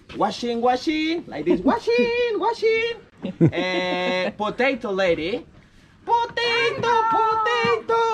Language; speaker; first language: English; non-native, fluent; Croatian